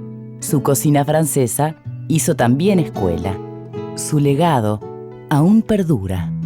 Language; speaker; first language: Spanish; native; Spanish